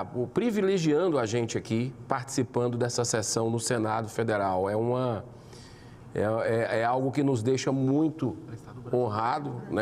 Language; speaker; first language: Portuguese; native; Portuguese